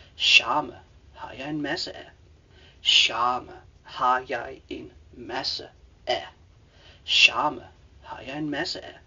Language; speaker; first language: Danish; native; Danish